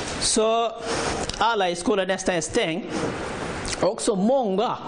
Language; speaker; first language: Swedish; non-native, learner; Rohingya